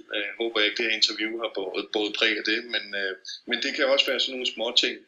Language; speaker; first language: Danish; native; Danish